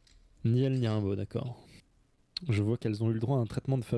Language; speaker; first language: French; native; French